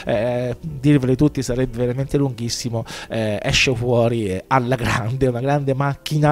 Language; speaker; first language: Italian; native; Italian